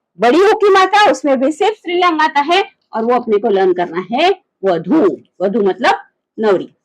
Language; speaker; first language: Hindi; non-native, local second language; Marathi